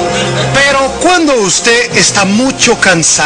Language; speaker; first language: Spanish; non-native, learner; Portuguese